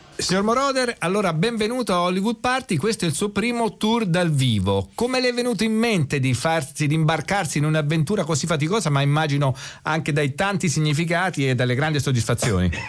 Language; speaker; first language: Italian; native; Italian